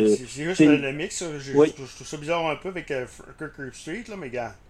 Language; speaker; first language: French; native; French